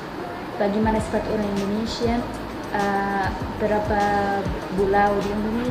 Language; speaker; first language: Indonesian; non-native, learner; Arabic